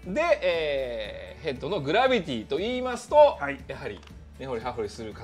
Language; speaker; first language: Japanese; native; Japanese